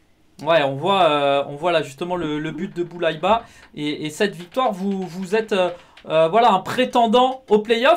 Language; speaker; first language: French; native; French